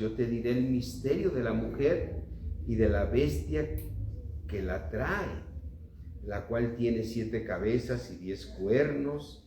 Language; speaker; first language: Spanish; native; Spanish